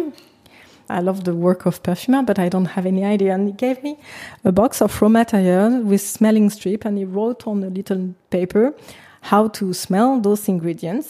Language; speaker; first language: English; non-native, fluent; French